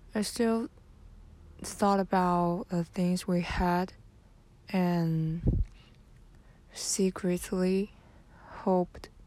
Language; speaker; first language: English; non-native, learner; Chinese